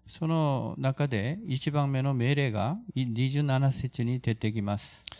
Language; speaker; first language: Japanese; non-native, fluent; Korean